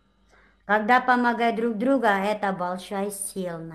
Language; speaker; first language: Russian; non-native, learner; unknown